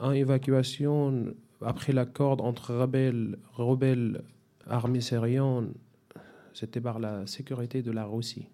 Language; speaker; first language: French; non-native, fluent; Arabic